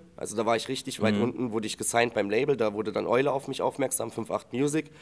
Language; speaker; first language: German; native; German